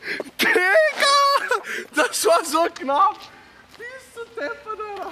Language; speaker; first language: German; native; German